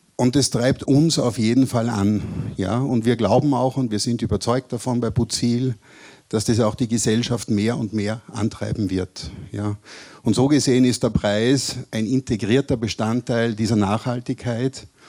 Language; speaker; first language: German; native; German